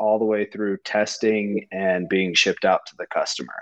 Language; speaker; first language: English; native; English